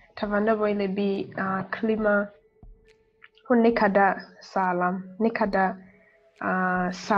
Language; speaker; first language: Turkish; non-native, fluent; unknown